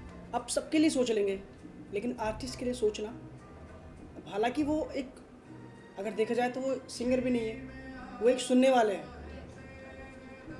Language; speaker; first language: Hindi; native; Hindi